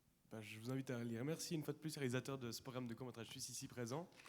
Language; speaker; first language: French; native; French